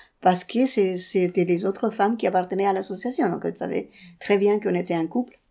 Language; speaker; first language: French; non-native, fluent; Spanish